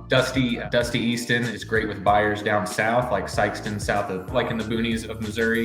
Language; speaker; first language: English; native; English